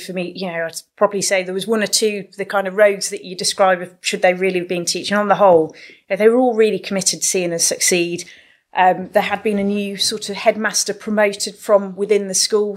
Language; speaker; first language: English; native; English